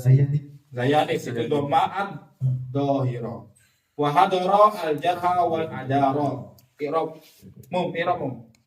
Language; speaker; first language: Arabic; non-native, fluent; Indonesian